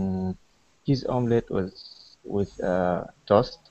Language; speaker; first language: English; non-native, learner; Arabic